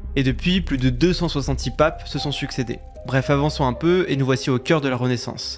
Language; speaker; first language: French; native; French